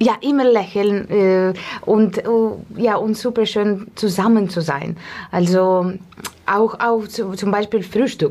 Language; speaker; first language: German; non-native, fluent; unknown